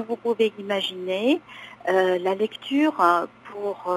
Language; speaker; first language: French; non-native, fluent; Chinese